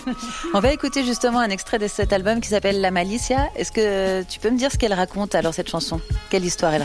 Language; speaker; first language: French; native; French